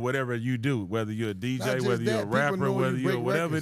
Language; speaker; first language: English; native; English